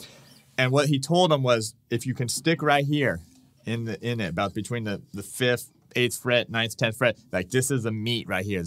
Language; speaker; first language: English; native; English